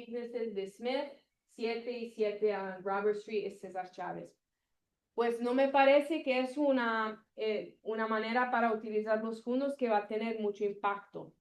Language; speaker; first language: Spanish; non-native, learner; Italian